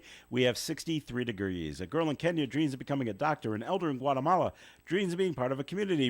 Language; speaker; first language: English; native; English